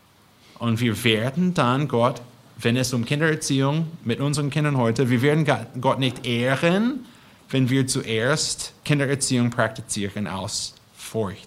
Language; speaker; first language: German; non-native, fluent; English